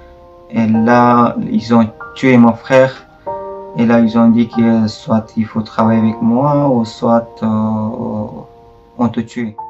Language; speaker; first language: French; non-native, learner; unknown